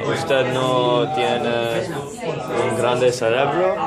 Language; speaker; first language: Spanish; non-native, learner; English